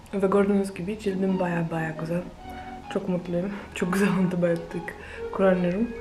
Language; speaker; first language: Turkish; non-native, fluent; Polish